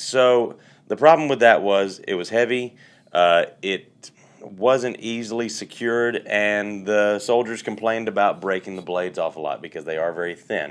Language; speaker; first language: English; native; English